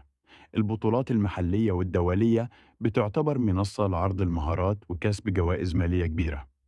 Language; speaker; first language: Arabic; native; Arabic